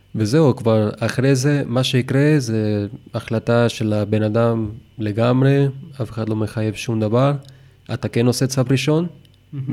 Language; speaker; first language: Hebrew; non-native, fluent; Spanish